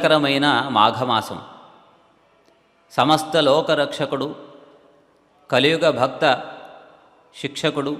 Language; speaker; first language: Telugu; native; Telugu